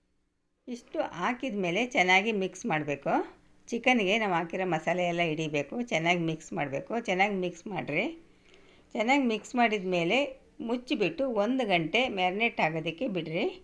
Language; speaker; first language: Kannada; native; Kannada